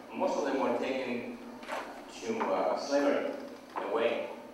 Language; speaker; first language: English; non-native, fluent; Greek